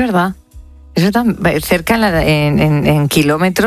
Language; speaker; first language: Spanish; native; Spanish